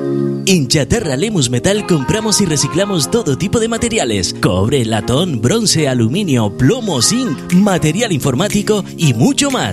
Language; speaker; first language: Spanish; native; Spanish